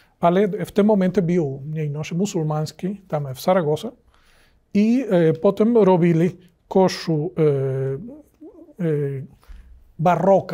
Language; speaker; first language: Polish; non-native, learner; Spanish